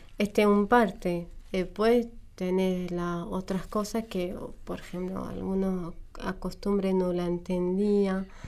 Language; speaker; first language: Spanish; non-native, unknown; Arabic